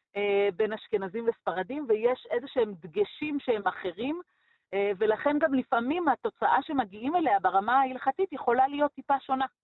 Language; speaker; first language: Hebrew; native; Hebrew